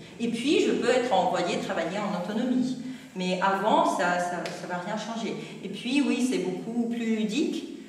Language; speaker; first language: French; non-native, fluent; Russian